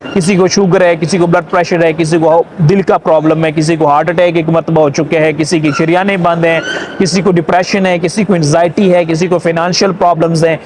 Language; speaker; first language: Urdu; non-native, local second language; Punjabi